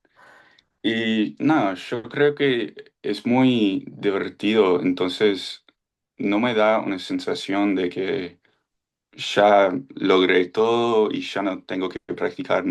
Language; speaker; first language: Spanish; non-native, fluent; English